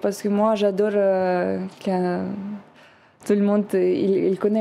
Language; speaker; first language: French; non-native, learner; Russian